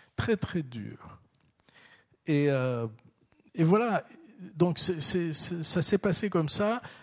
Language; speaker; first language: French; early bilingual, other home language; Turkish